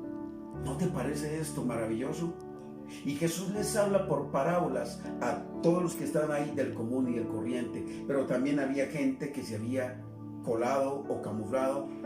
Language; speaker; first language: Spanish; native; Spanish